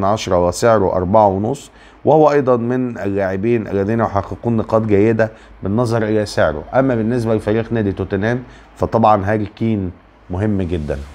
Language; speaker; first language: Arabic; native; Arabic